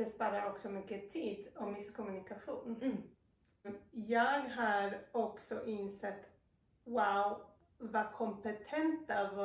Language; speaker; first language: Swedish; non-native, fluent; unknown